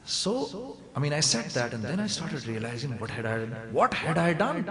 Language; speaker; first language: English; non-native, local second language; Urdu